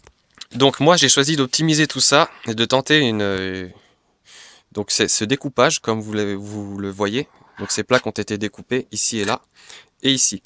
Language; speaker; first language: French; native; French